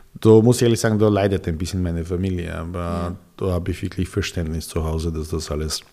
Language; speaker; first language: German; non-native, fluent; Serbian